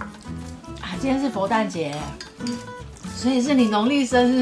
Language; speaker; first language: Chinese; native; Chinese